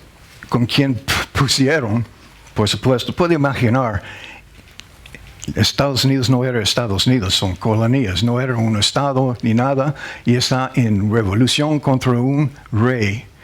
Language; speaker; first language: Spanish; non-native, learner; English